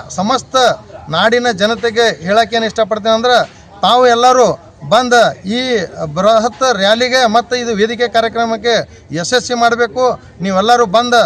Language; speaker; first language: Kannada; non-native, local second language; Lambadi